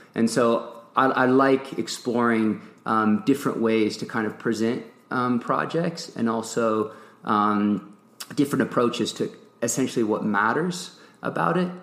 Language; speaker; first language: English; early bilingual, other home language; French